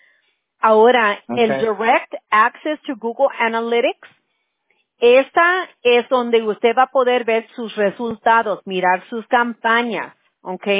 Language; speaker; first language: Spanish; early bilingual, heritage; Spanish